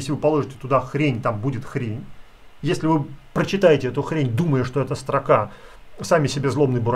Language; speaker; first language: Russian; native; Russian